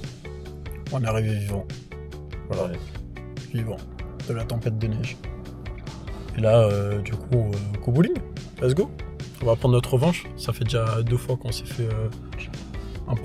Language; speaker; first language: French; native; French